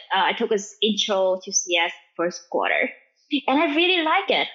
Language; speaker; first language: English; non-native, fluent; Vietnamese